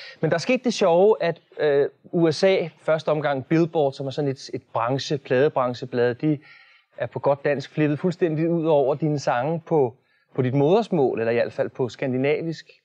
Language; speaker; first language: Danish; native; Danish